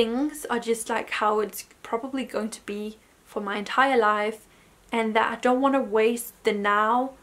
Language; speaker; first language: English; non-native, fluent; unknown